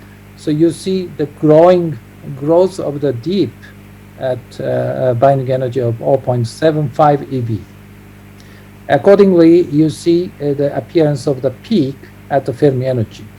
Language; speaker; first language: English; non-native, fluent; Japanese